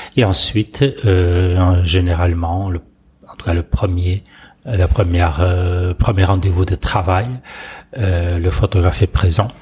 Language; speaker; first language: French; non-native, fluent; Portuguese